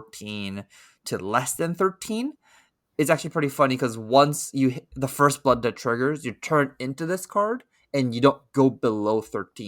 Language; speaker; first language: English; native; English